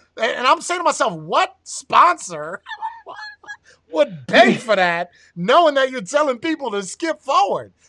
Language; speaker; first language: English; native; English